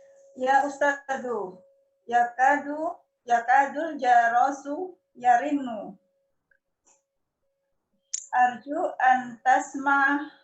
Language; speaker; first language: Arabic; non-native, learner; Indonesian